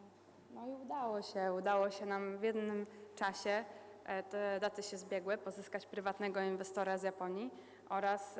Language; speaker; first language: Polish; native; Polish